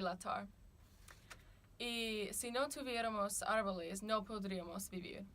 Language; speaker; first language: Spanish; non-native, learner; English